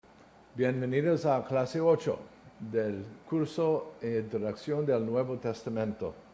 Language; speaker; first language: Spanish; non-native, learner; English